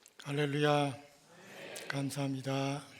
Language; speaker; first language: Korean; native; Korean